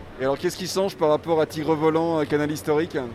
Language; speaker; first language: French; native; French